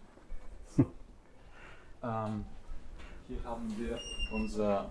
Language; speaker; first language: German; non-native, fluent; Latvian